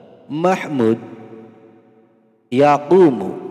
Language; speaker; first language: Arabic; non-native, fluent; Indonesian